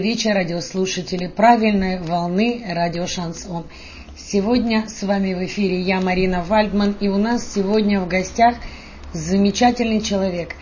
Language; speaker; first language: Russian; native; Russian